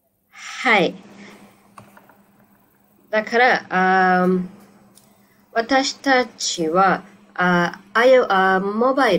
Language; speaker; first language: Japanese; non-native, learner; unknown